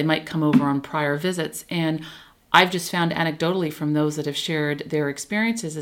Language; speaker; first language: English; native; English